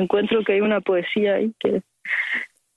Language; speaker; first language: Spanish; early bilingual, heritage; Spanish